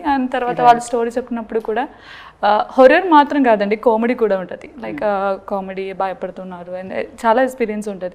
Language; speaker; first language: Telugu; non-native, learner; Malayalam